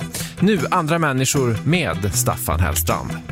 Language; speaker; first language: Swedish; native; Swedish